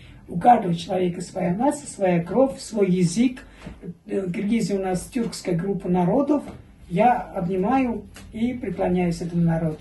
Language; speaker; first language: Russian; native; Russian